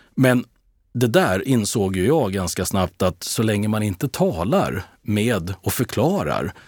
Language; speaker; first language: Swedish; native; Swedish